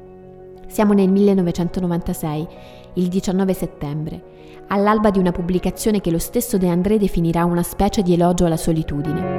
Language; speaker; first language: Italian; native; Italian